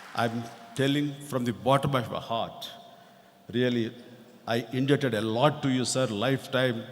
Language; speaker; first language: English; non-native, local second language; Telugu